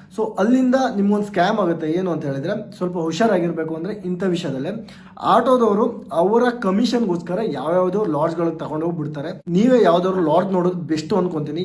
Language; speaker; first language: Kannada; native; Kannada